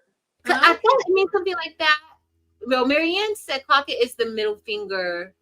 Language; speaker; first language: English; native; English